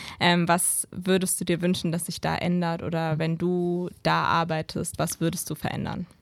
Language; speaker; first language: German; native; German